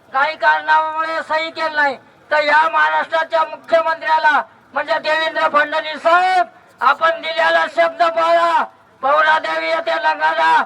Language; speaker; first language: Marathi; non-native, local second language; Lambadi